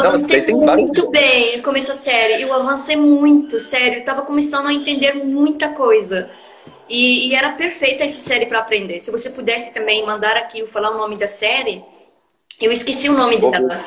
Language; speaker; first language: Portuguese; non-native, fluent; Arabic